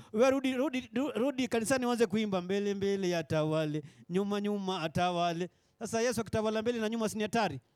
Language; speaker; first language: Swahili; native; Swahili